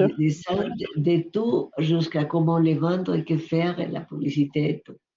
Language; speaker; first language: French; non-native, fluent; Spanish